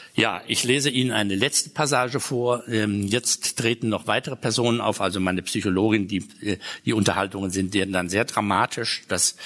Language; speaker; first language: German; native; German